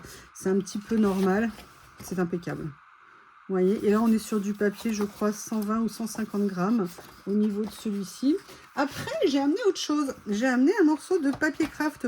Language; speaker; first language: French; native; French